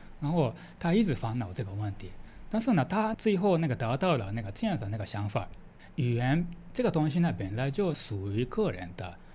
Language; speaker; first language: Chinese; non-native, fluent; Japanese